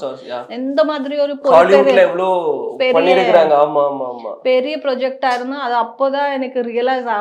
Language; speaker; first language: Tamil; non-native, learner; Malayalam